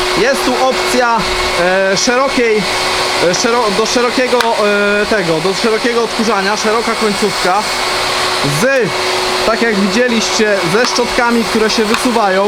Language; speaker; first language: Polish; native; Polish